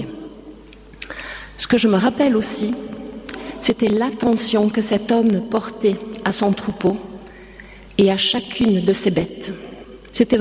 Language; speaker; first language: French; native; French